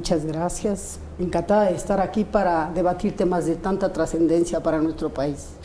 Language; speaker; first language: Spanish; native; Spanish